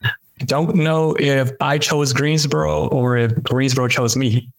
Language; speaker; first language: English; early bilingual, other home language; Spanish